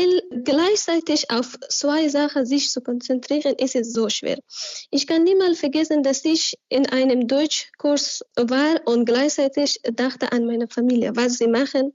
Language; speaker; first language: German; non-native, learner; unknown